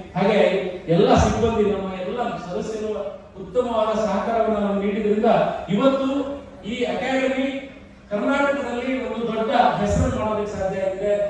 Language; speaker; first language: Kannada; non-native, local second language; Lambadi